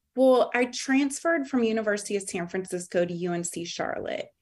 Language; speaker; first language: English; native; English